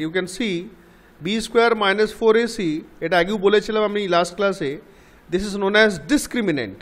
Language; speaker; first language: English; non-native, local second language; Bangla